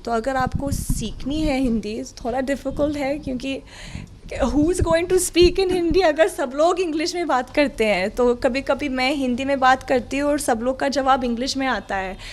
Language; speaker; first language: Hindi; non-native, learner; Arabic